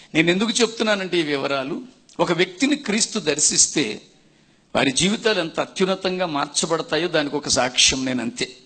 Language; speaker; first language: Telugu; non-native, fluent; Tamil